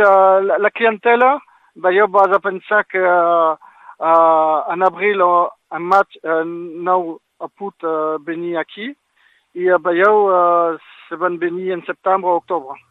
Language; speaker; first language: Catalan; non-native, local second language; French